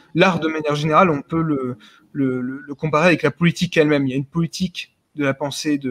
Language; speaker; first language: French; native; French